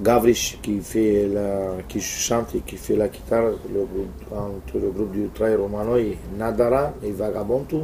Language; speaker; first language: French; non-native, fluent; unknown